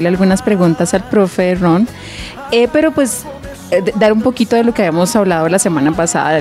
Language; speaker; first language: Spanish; native; Spanish